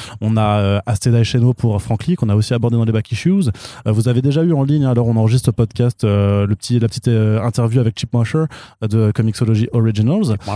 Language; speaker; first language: French; native; French